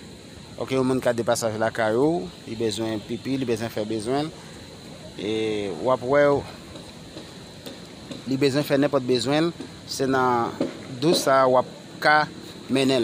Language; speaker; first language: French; non-native, learner; Haitian Creole